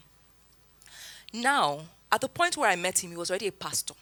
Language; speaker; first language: English; non-native, local second language; Yoruba